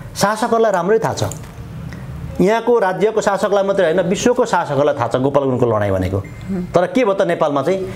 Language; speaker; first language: Nepali; non-native, local second language; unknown